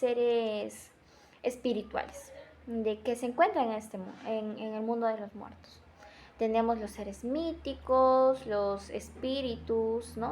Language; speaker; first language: Spanish; native; Spanish